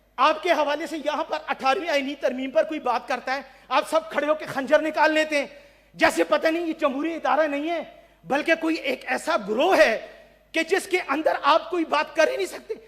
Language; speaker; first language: Urdu; non-native, local second language; Pashto